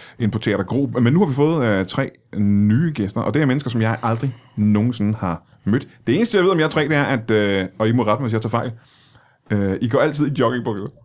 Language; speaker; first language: Danish; native; Danish